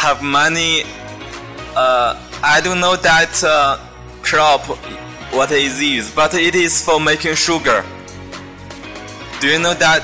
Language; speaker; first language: English; non-native, fluent; Chinese